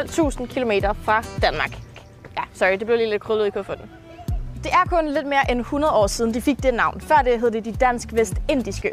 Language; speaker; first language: Danish; native; Danish